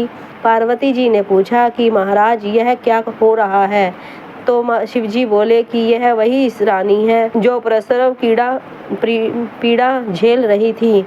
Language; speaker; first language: Hindi; native; Hindi